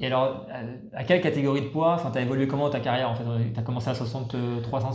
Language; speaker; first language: French; native; French